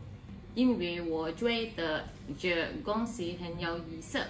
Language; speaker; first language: Chinese; non-native, learner; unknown